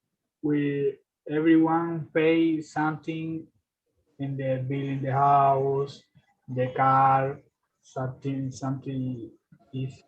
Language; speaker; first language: English; non-native, learner; Spanish